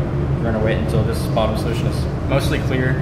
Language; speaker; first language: English; native; English